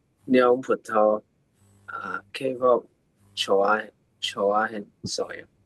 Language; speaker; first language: Korean; non-native, learner; Cantonese